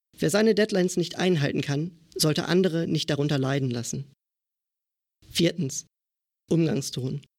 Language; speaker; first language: German; native; German